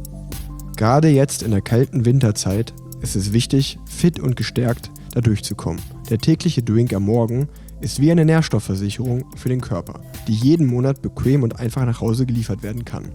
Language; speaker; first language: German; native; German